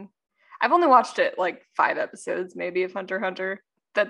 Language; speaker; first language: English; native; English